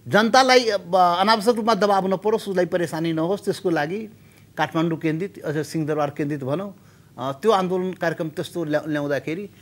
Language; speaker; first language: Nepali; non-native, local second language; Maithili